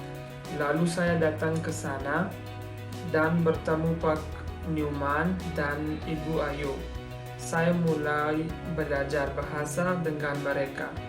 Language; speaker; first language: Indonesian; non-native, learner; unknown